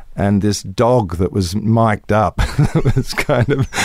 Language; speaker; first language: English; native; English